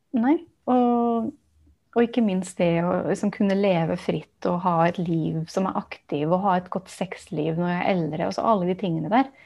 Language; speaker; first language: Norwegian; non-native, fluent; English